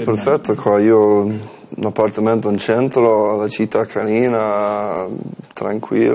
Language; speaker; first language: Italian; non-native, learner; English